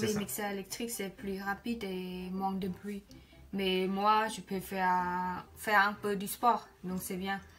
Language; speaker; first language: French; non-native, learner; Khmer